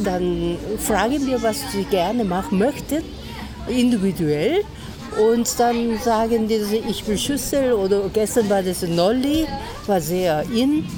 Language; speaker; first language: German; non-native, learner; Korean